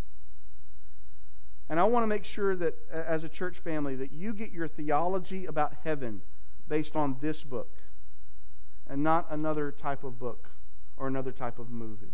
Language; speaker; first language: English; native; English